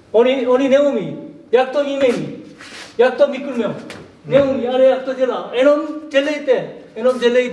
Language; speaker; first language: Czech; non-native, learner; Korean